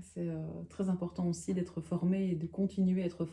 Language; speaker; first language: French; native; French